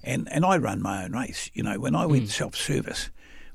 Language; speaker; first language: English; native; English